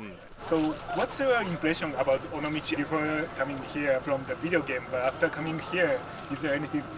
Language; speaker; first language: English; non-native, fluent; Japanese